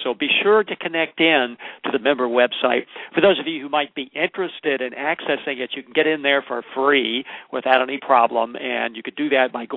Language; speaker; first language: English; native; English